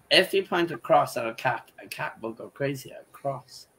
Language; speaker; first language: English; native; English